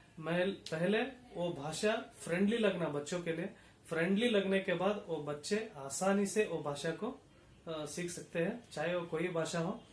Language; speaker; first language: Hindi; non-native, local second language; Kannada